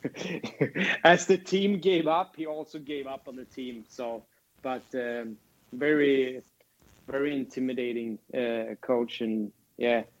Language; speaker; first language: English; non-native, fluent; Swedish